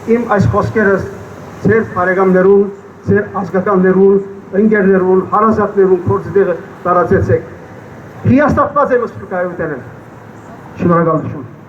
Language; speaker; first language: Armenian; early bilingual, heritage; Armenian